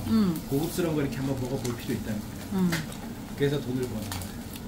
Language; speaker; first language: Korean; native; Korean